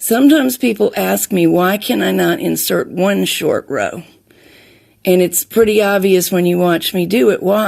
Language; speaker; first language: English; native; English